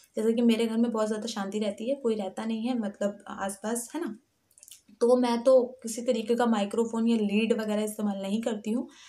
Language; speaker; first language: Hindi; native; Hindi